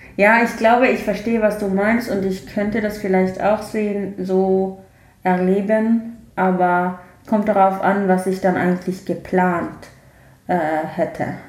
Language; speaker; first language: German; non-native, fluent; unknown